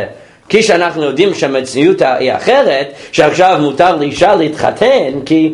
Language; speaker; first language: Hebrew; non-native, fluent; English